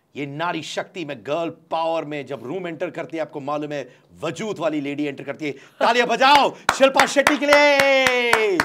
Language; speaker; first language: Hindi; non-native, local second language; Tamil